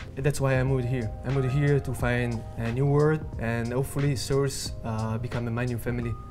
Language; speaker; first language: English; non-native, learner; Italian